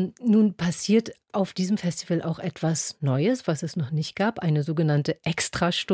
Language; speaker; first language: German; native; German